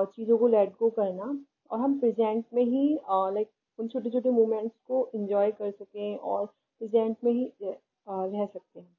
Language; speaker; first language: Hindi; native; Hindi